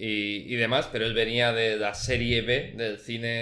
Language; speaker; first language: Spanish; native; Spanish